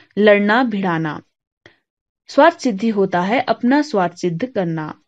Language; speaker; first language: Hindi; native; Hindi